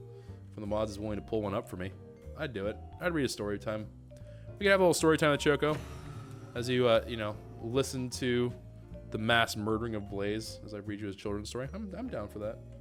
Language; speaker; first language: English; native; English